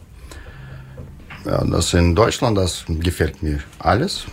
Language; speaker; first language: German; non-native, learner; Russian